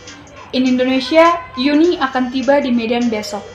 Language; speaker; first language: Indonesian; non-native, learner; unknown